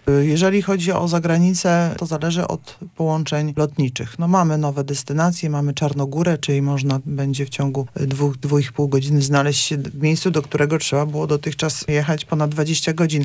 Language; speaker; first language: Polish; native; Polish